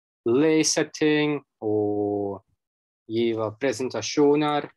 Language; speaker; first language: Norwegian; non-native, fluent; Russian